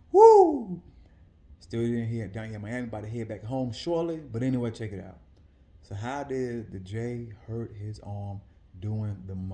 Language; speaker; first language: English; native; English